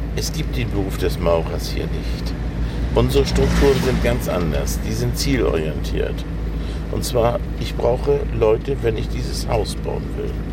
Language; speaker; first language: German; native; German